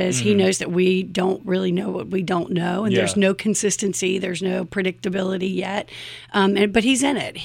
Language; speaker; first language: English; native; English